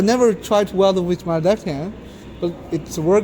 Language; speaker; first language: English; non-native, learner; Chinese